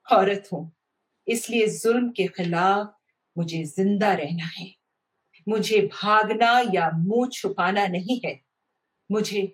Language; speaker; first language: Hindi; native; Hindi